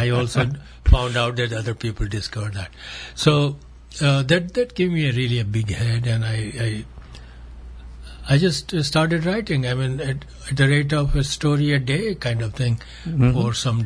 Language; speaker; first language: English; non-native, local second language; Gujarati